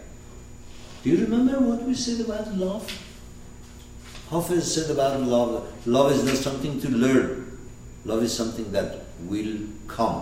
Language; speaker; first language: English; non-native, fluent; Persian